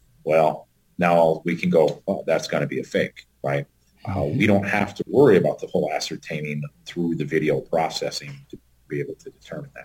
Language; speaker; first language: English; native; English